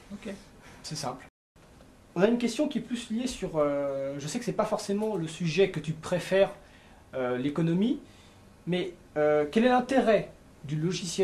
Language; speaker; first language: French; native; French